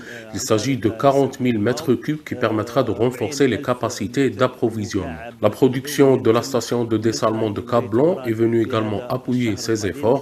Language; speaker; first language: French; non-native, local second language; Arabic